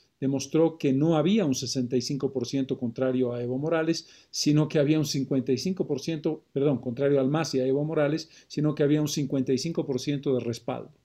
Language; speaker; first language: Spanish; native; Spanish